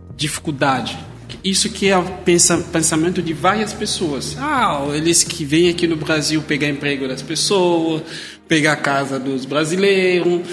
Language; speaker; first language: Portuguese; non-native, fluent; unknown